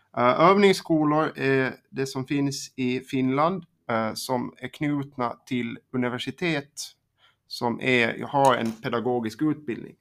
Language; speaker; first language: Swedish; native; Swedish